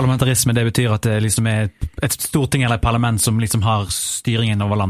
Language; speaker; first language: Norwegian; native; Norwegian